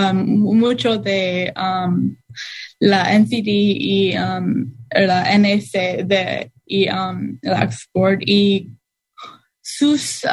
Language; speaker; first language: Spanish; non-native, learner; English